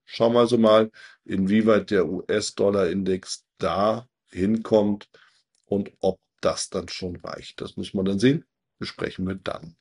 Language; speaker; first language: German; native; German